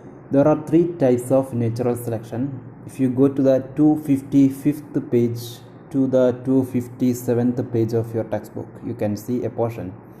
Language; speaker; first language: English; non-native, local second language; Malayalam